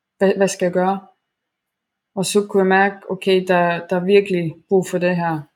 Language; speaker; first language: Danish; non-native, fluent; Estonian